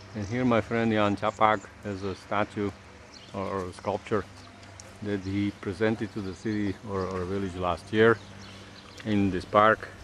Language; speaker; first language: English; non-native, fluent; Slovak